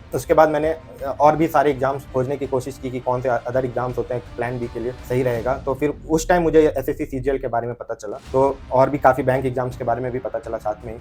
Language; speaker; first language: Hindi; native; Hindi